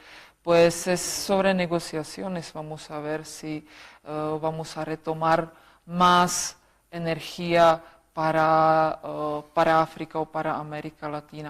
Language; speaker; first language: Spanish; non-native, fluent; Czech